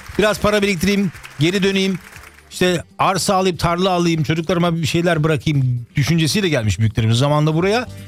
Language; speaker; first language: Turkish; early bilingual, heritage; Turkish